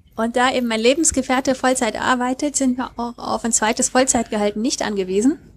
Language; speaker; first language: German; native; German